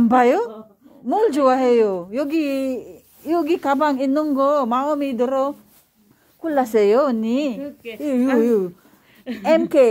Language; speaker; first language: Korean; non-native, learner; Filipino